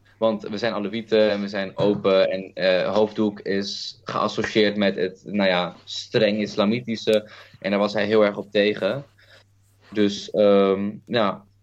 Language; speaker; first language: Dutch; early bilingual, other home language; Kurdish